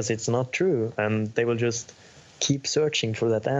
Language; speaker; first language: English; non-native, fluent; Norwegian